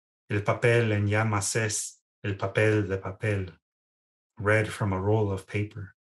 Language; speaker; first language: Spanish; early bilingual, heritage; Spanish